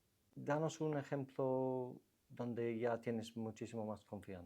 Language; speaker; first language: Spanish; non-native, fluent; English